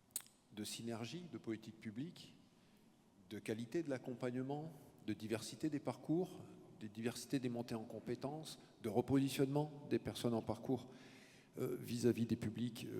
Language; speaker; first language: French; native; French